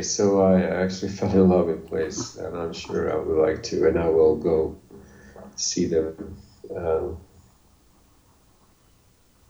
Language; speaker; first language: English; non-native, fluent; Bosnian